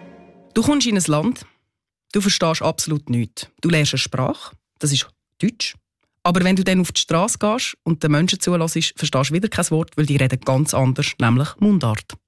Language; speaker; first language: German; native; German